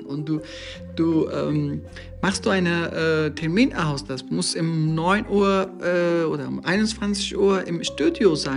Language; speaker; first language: German; non-native, learner; Persian